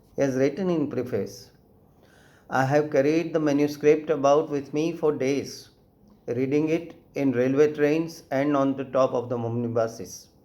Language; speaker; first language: English; non-native, local second language; Gujarati